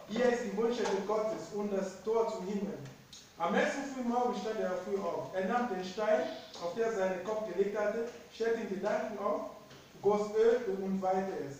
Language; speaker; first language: German; non-native, fluent; Lingala